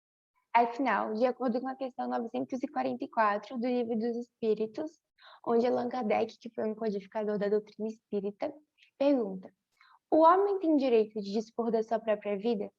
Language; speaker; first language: Portuguese; native; Portuguese